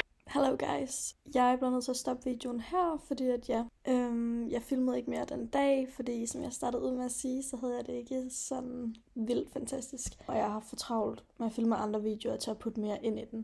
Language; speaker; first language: Danish; native; Danish